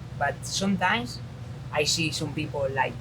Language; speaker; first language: English; non-native, learner; Spanish